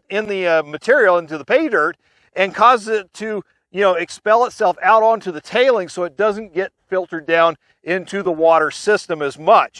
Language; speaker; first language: English; native; English